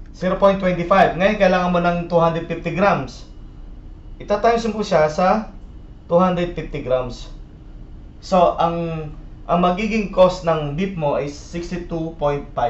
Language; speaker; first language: Filipino; non-native, local second language; Cebuano